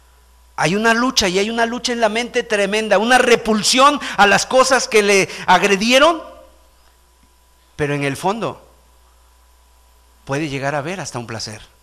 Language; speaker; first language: Spanish; native; Spanish